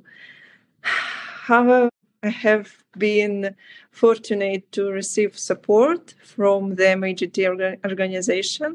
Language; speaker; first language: English; non-native, learner; Ukrainian